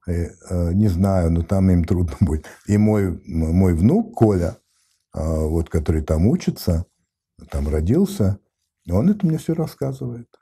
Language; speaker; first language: Russian; non-native, fluent; French